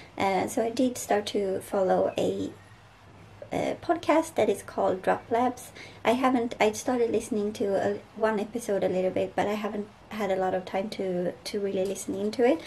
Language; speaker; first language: English; non-native, fluent; Swedish